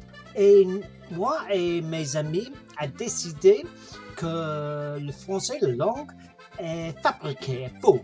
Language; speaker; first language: French; non-native, learner; English